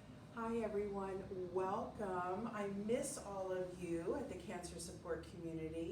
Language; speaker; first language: English; native; English